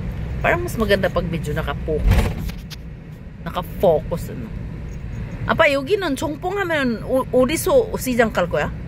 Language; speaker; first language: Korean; non-native, learner; Filipino